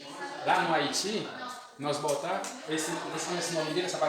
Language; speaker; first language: Portuguese; non-native, learner; Haitian Creole